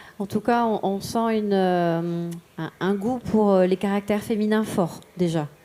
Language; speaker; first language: French; native; French